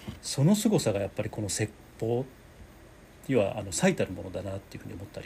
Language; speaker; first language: Japanese; native; Japanese